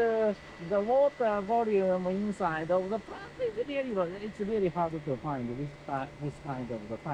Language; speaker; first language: English; non-native, learner; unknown